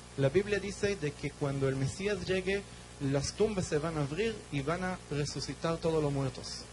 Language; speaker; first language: Spanish; early bilingual, heritage; Hebrew